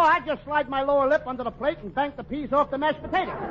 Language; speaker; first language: English; native; English